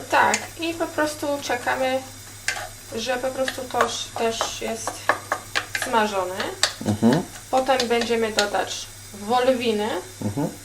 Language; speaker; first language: Polish; non-native, learner; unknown